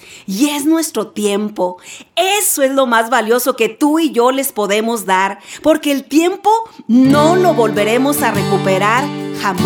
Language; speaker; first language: Spanish; native; Spanish